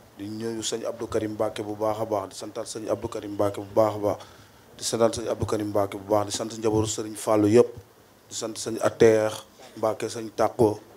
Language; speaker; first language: Wolof; non-native, local second language; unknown